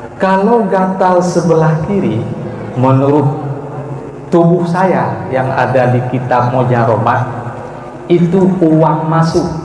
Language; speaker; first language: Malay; non-native, local second language; Achinese